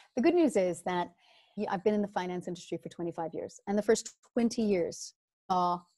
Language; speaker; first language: English; native; English